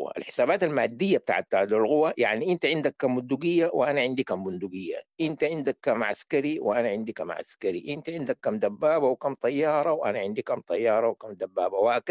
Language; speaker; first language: Arabic; native; Arabic